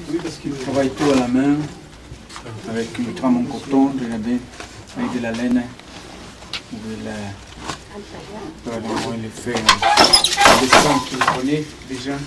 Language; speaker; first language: French; non-native, fluent; Spanish